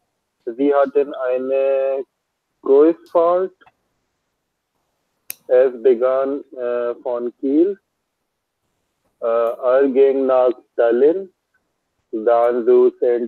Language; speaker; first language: German; non-native, learner; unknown